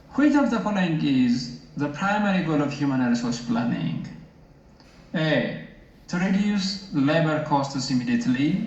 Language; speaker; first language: English; non-native, local second language; Amharic